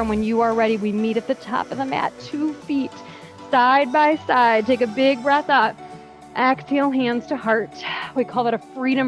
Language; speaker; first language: English; native; English